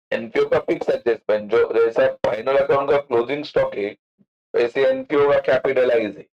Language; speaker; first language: Hindi; non-native, local second language; Marathi